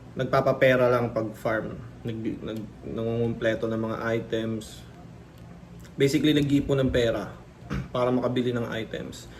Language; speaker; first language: Filipino; native; Filipino